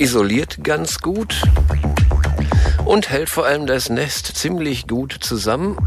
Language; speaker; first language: German; native; German